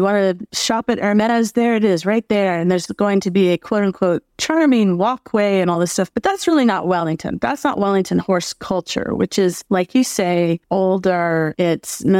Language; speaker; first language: English; native; English